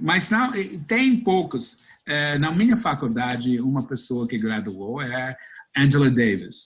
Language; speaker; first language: Portuguese; non-native, fluent; English